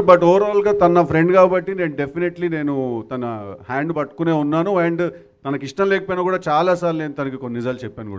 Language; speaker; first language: Telugu; native; Telugu